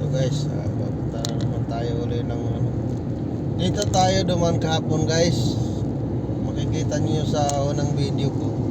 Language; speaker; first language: Filipino; non-native, local second language; Cebuano